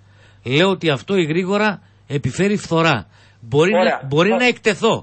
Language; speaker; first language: Greek; native; Greek